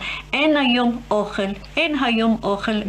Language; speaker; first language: Hebrew; non-native, fluent; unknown